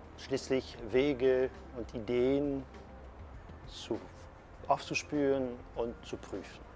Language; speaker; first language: German; non-native, fluent; French